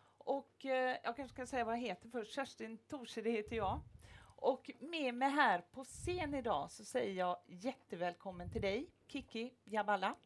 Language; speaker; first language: Swedish; native; Swedish